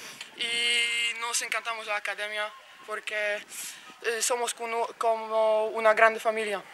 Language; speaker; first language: Spanish; non-native, learner; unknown